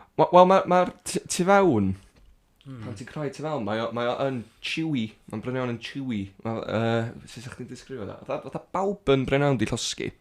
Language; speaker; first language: Welsh; native; Welsh